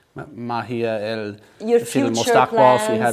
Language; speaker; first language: Arabic; non-native, learner; English